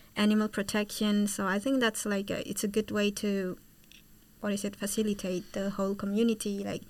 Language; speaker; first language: English; non-native, fluent; Indonesian